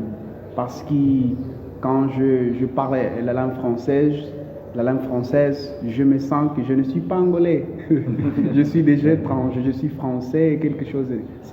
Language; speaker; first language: French; non-native, learner; Portuguese